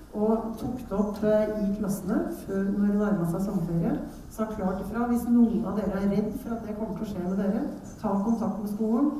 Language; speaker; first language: Norwegian; native; Norwegian